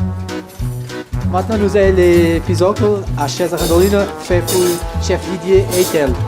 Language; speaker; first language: French; non-native, learner; Portuguese